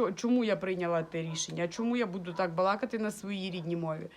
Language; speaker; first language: Ukrainian; non-native, local second language; Russian